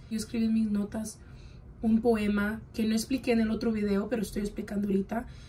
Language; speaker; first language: Spanish; early bilingual, heritage; Spanish